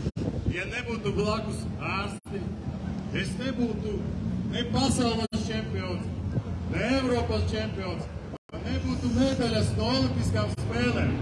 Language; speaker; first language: Latvian; non-native, local second language; Russian